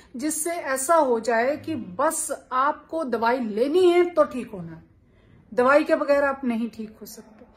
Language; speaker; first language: Hindi; native; Hindi